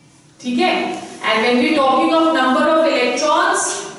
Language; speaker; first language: English; non-native, local second language; Hindi